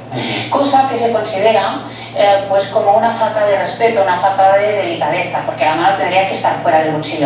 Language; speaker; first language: Spanish; native; Spanish